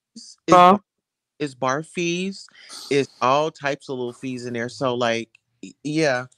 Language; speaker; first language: English; native; English